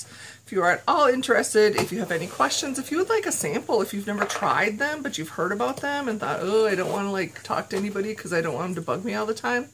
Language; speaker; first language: English; native; English